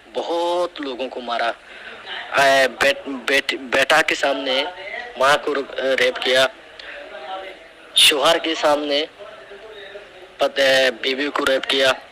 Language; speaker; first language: Hindi; non-native, learner; Rohingya